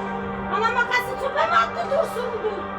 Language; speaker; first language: Turkish; native; Turkish